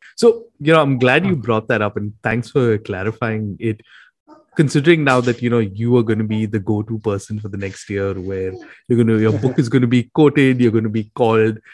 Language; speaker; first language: English; non-native, local second language; Hindi